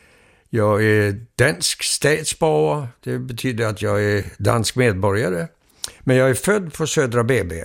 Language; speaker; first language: Swedish; early bilingual, heritage; Swedish